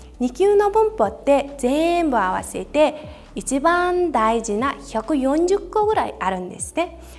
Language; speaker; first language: Japanese; non-native, fluent; Mongolian